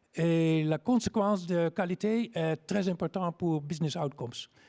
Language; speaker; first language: French; non-native, learner; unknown